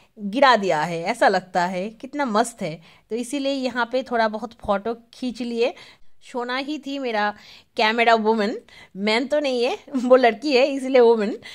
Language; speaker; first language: Hindi; non-native, local second language; Bangla